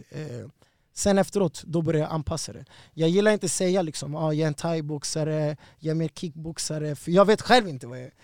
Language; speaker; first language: Swedish; early bilingual, other home language; Spanish